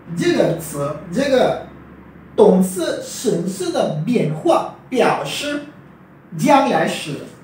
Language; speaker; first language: Chinese; non-native, fluent; Urdu